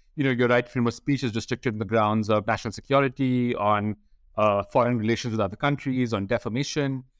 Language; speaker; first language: English; non-native, local second language; Hindi